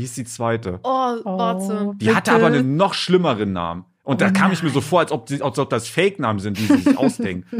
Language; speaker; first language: German; native; German